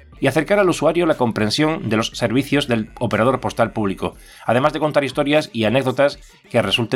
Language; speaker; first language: Spanish; native; Spanish